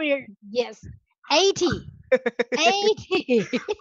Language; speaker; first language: English; non-native, learner; Chinese